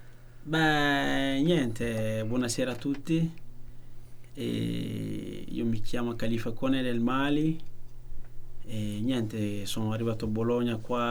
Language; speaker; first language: Italian; non-native, learner; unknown